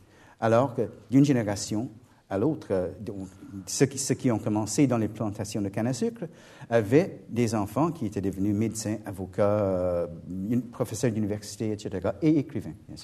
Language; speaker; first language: French; non-native, fluent; English